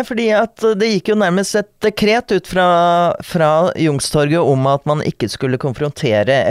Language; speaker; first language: Norwegian; native; Norwegian